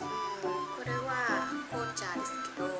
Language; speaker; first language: Japanese; non-native, learner; Vietnamese